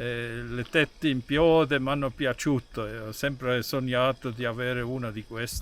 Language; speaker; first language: Italian; non-native, fluent; German